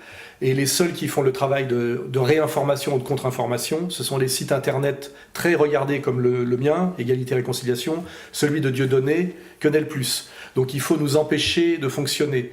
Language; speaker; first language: French; native; French